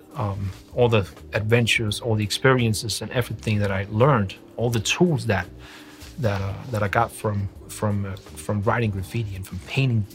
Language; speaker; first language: English; non-native, fluent; Danish